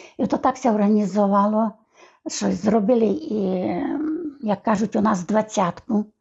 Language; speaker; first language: Ukrainian; native; Ukrainian